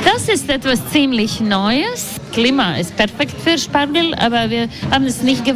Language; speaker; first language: German; non-native, learner; Latvian